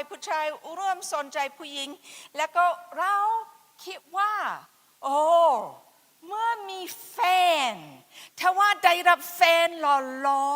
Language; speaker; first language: Thai; non-native, fluent; English